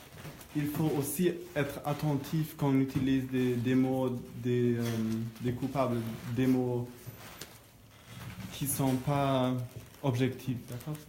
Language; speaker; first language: French; non-native, fluent; German